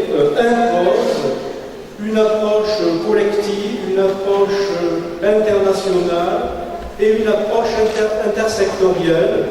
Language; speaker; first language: French; native; French